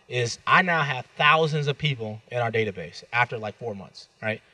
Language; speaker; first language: English; native; English